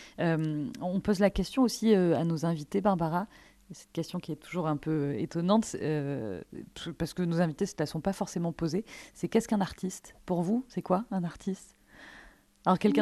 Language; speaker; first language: French; native; French